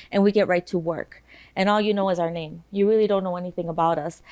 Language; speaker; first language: English; native; English